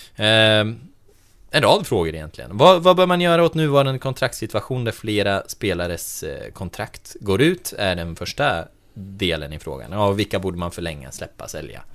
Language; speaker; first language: Swedish; native; Swedish